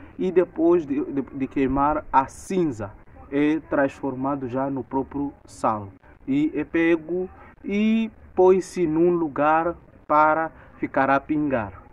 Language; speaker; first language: Portuguese; non-native, local second language; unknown